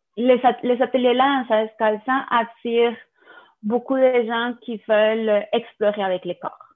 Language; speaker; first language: French; non-native, fluent; Spanish